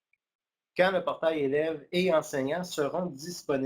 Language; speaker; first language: French; native; French